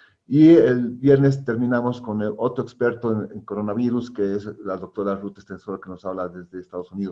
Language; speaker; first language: Spanish; native; Spanish